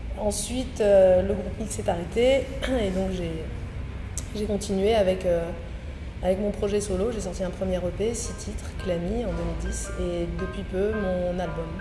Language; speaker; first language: French; non-native, local second language; Arabic